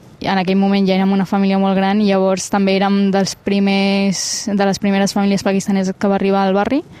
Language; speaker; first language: Catalan; early bilingual, other home language; Punjabi